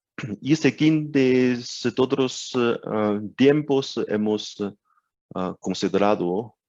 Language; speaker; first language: Spanish; non-native, learner; Chinese